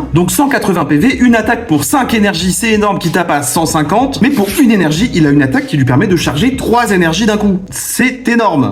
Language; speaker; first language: French; native; French